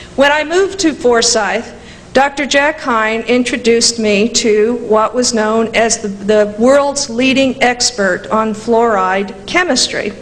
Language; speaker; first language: English; native; English